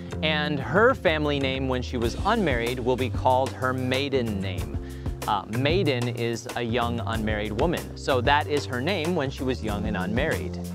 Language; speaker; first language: English; native; English